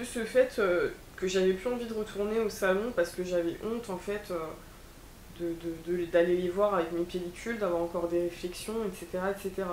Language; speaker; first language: French; native; French